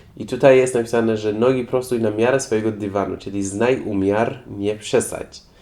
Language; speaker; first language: Polish; non-native, fluent; Persian